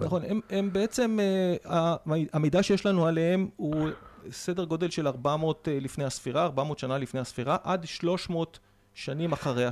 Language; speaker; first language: Hebrew; native; Hebrew